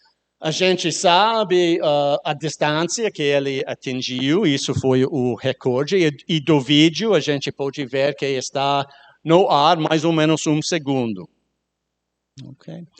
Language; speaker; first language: Portuguese; non-native, learner; English